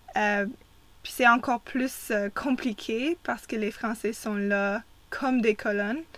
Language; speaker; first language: French; non-native, fluent; English